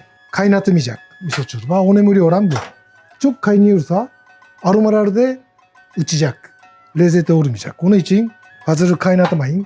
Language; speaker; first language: Turkish; non-native, learner; Japanese